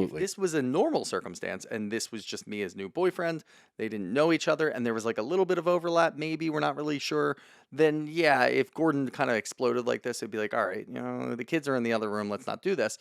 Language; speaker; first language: English; native; English